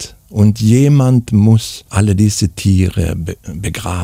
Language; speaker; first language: German; non-native, fluent; Swedish